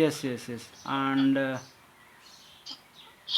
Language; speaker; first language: English; non-native, learner; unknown